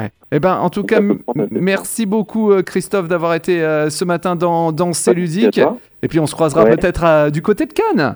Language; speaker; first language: French; native; French